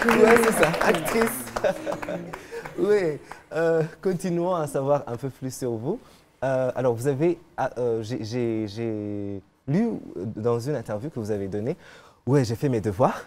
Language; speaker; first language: French; non-native, local second language; Kinyarwanda